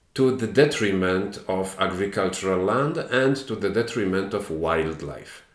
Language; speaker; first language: English; non-native, fluent; Polish